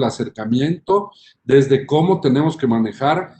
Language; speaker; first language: Spanish; native; Spanish